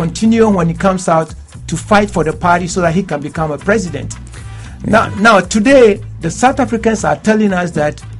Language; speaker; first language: English; non-native, local second language; Hausa